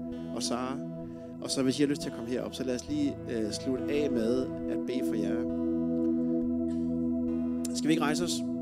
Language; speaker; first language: Danish; native; Danish